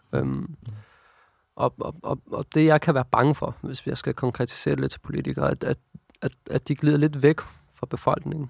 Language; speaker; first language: Danish; early bilingual, other home language; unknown